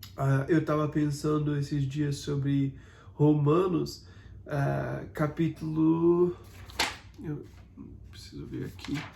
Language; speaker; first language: Portuguese; non-native, fluent; English